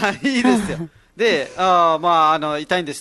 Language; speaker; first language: Japanese; non-native, fluent; Nepali